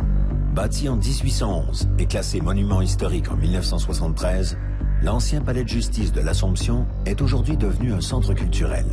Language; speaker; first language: French; native; French